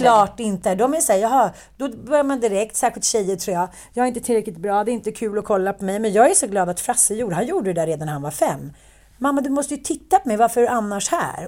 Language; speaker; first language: Swedish; native; Swedish